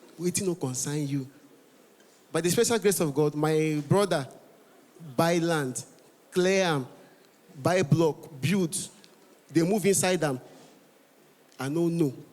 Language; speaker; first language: Nigerian Pidgin; non-native, local second language; Igbo